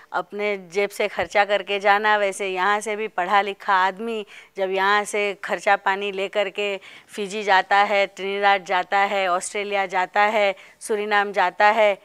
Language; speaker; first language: Hindi; non-native, local second language; Marathi